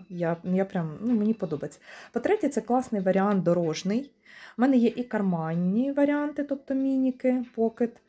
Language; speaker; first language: Ukrainian; non-native, local second language; Russian